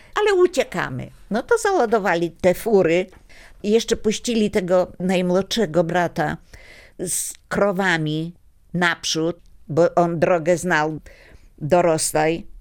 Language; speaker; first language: Polish; native; Polish